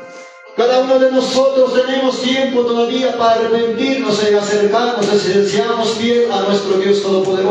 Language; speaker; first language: Spanish; non-native, local second language; Quechua